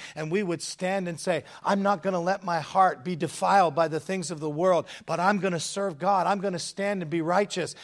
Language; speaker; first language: English; native; English